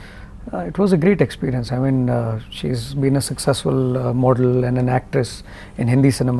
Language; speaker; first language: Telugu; non-native, learner; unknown